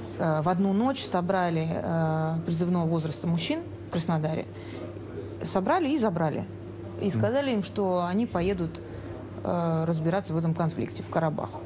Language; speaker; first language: Russian; native; Russian